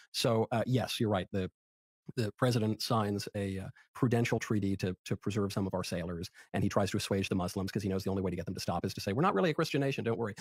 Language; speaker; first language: English; native; English